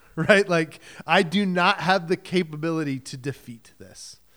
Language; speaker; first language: English; native; English